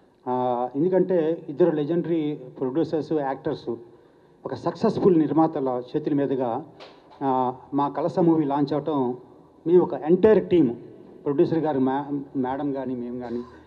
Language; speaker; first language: Telugu; native; Telugu